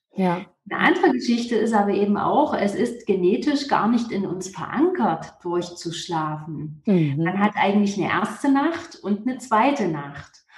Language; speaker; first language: German; native; German